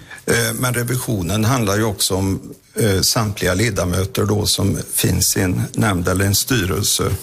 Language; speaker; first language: Swedish; native; Swedish